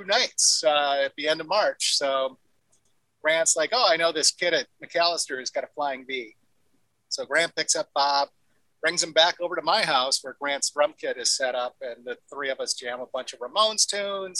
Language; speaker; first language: English; native; English